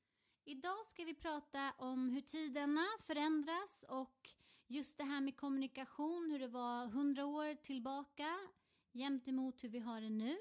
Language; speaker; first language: Swedish; non-native, local second language; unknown